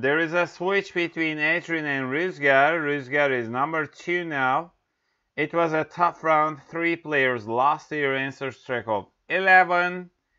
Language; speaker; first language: English; non-native, fluent; Turkish